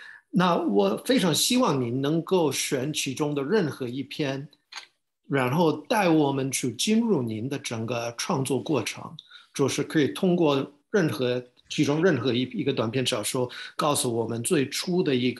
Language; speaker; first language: Chinese; non-native, fluent; English